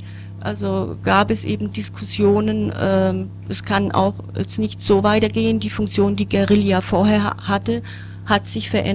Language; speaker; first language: German; native; German